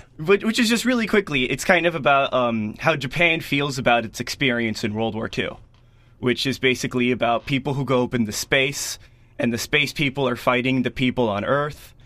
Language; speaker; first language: English; native; English